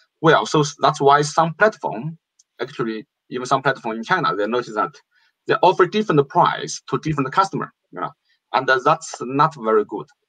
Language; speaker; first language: English; non-native, fluent; Chinese